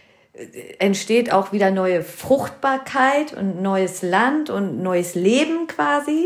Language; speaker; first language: German; early bilingual, other home language; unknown